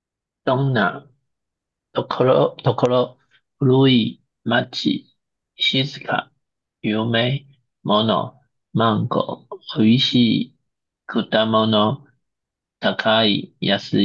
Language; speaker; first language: Japanese; non-native, learner; Chinese